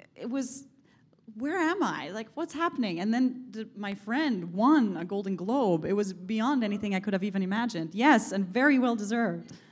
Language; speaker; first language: English; non-native, fluent; Hebrew